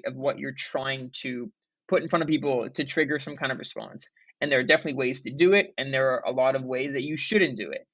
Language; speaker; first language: English; native; English